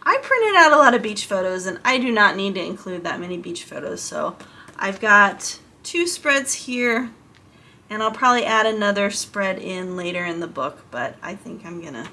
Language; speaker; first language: English; native; English